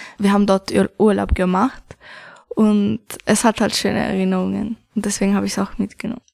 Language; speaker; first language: German; early bilingual, other home language; Arabic